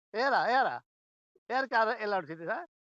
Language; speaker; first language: Tamil; non-native, learner; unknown